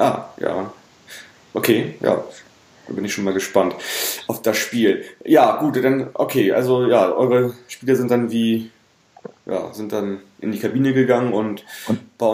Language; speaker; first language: German; native; German